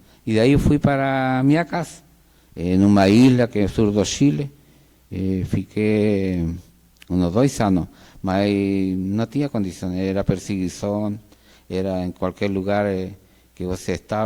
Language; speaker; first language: Portuguese; non-native, fluent; Spanish